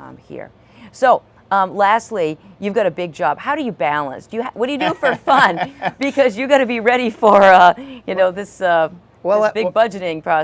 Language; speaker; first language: English; native; English